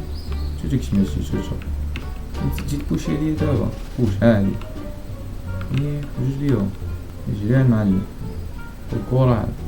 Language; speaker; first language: Arabic; native; Arabic